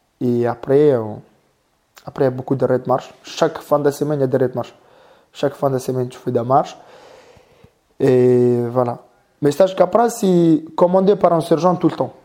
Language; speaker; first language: French; non-native, learner; Mongolian